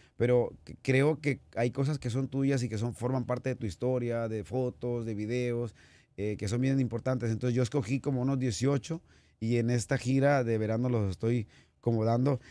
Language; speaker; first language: Spanish; native; Spanish